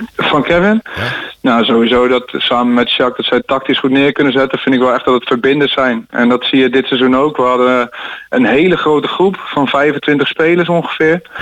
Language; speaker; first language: Dutch; native; Dutch